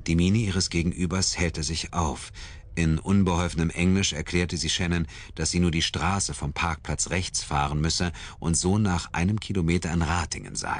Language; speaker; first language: German; native; German